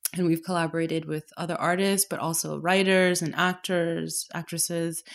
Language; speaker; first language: English; native; English